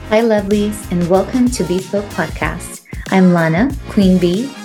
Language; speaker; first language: English; non-native, fluent; Croatian